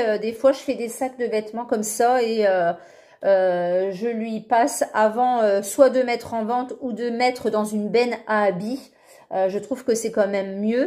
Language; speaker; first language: French; native; French